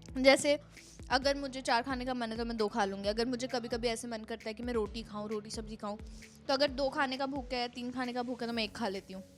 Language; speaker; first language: Hindi; native; Hindi